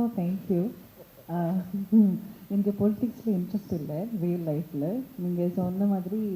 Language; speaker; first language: Tamil; early bilingual, heritage; Tamil